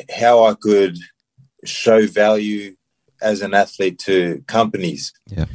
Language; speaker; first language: English; early bilingual, other home language; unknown